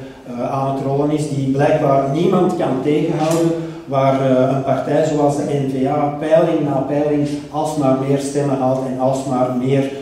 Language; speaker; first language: Dutch; native; Dutch